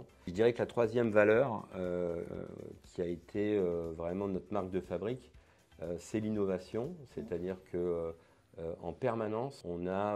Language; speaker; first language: French; native; French